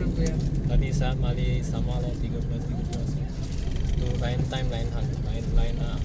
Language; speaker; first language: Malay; non-native, local second language; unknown